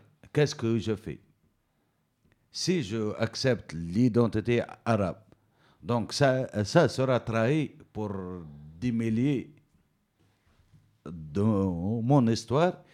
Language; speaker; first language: French; non-native, learner; Berber languages